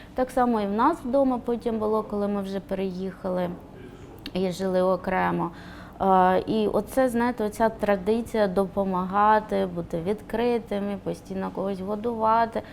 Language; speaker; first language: Ukrainian; non-native, local second language; Romany